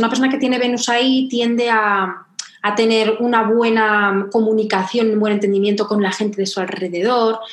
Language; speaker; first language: Spanish; native; Spanish